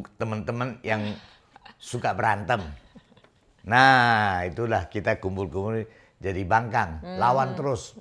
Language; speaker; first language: Indonesian; non-native, local second language; Min Nan Chinese